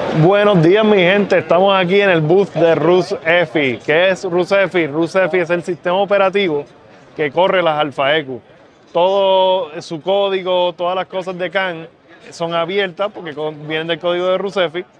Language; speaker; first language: Spanish; native; Spanish